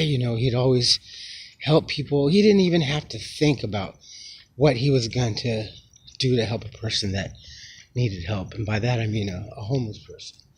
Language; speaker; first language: English; native; English